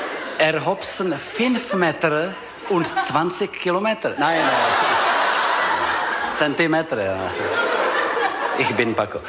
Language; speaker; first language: German; non-native, learner; Czech